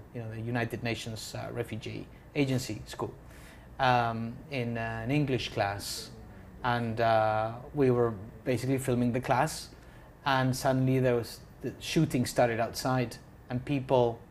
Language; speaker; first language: English; non-native, fluent; Spanish